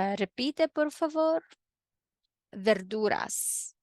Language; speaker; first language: Spanish; non-native, fluent; Filipino